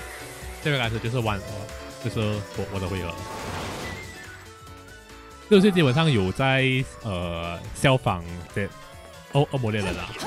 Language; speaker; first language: Chinese; native; Chinese